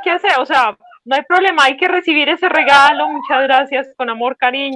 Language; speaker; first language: Spanish; native; Spanish